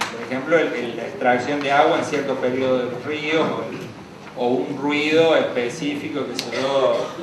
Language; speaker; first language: Spanish; native; Spanish